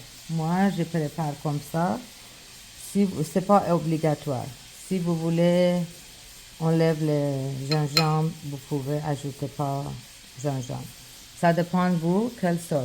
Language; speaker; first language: French; non-native, learner; Persian